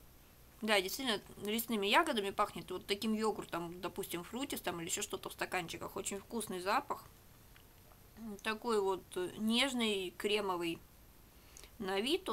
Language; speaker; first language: Russian; native; Russian